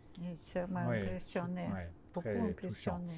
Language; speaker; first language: French; non-native, learner; Russian